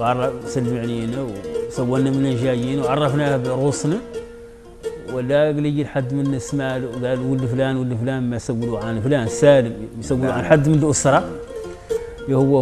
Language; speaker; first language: Arabic; native; Arabic